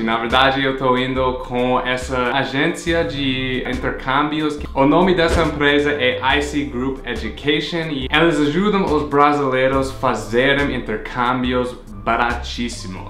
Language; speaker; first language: Portuguese; non-native, fluent; English